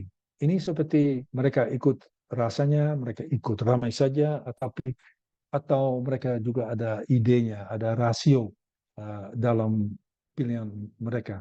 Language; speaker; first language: Indonesian; non-native, learner; Dutch